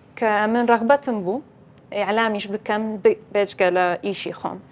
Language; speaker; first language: Central Kurdish; non-native, local second language; Assyrian Neo-Aramaic